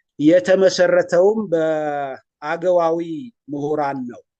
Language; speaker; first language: Amharic; non-native, local second language; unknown